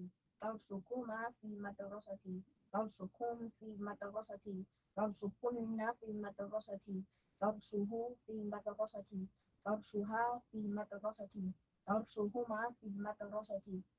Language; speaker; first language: Arabic; non-native, learner; English